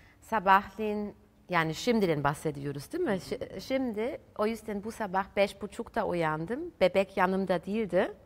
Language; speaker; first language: Turkish; early bilingual, heritage; German